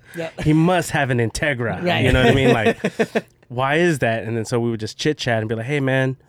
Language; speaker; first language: English; early bilingual, other home language; Filipino